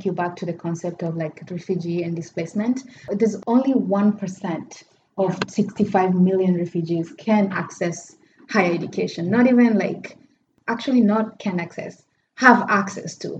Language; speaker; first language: English; non-native, local second language; Kinyarwanda